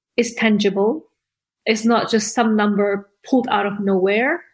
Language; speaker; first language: English; early bilingual, other home language; Indonesian